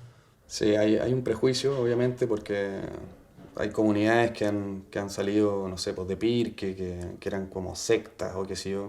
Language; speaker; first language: Spanish; native; Spanish